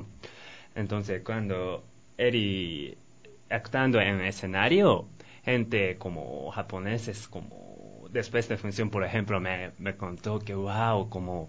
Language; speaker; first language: Spanish; non-native, learner; Japanese